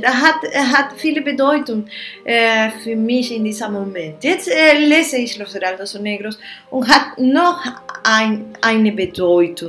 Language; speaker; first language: German; non-native, learner; Spanish